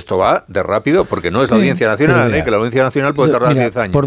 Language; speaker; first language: Spanish; native; Spanish